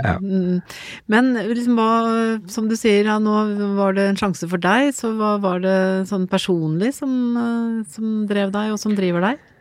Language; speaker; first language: Norwegian; native; Norwegian